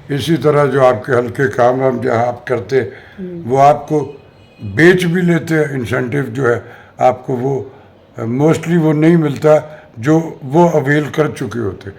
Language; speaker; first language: Urdu; non-native, local second language; Punjabi